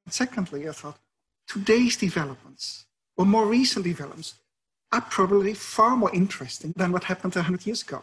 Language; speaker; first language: English; non-native, fluent; Dutch